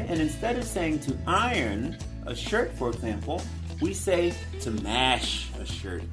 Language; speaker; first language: English; native; English